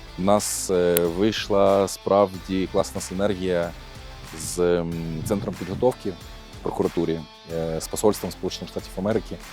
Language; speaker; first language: Ukrainian; native; Ukrainian